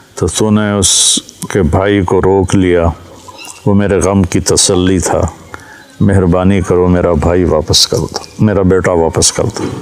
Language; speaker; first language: Urdu; non-native, local second language; Punjabi